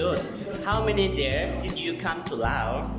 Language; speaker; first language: English; non-native, learner; Lao